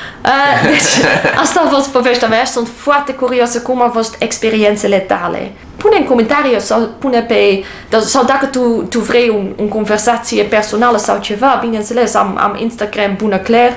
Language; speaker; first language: Romanian; non-native, learner; English